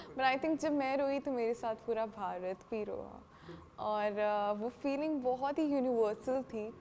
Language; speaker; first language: Hindi; non-native, local second language; Punjabi